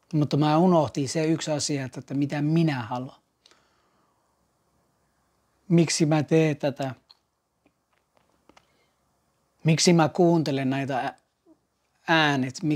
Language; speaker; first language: Finnish; non-native, fluent; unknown